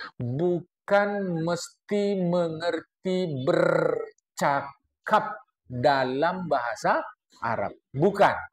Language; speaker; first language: Indonesian; native; Indonesian